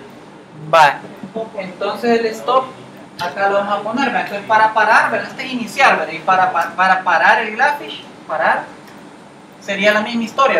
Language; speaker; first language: Spanish; native; Spanish